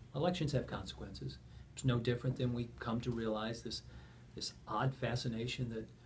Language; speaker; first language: English; native; English